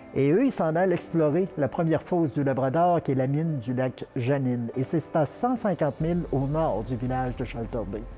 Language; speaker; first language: French; native; French